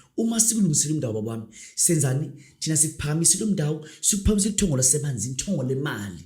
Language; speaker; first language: Zulu; non-native, local second language; Northern Sotho